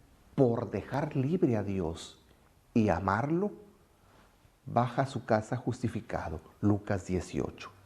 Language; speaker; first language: Spanish; native; Spanish